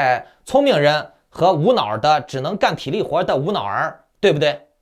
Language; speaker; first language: Chinese; native; Chinese